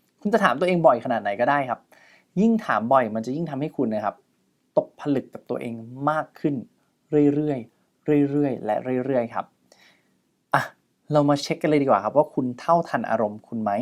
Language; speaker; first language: Thai; native; Thai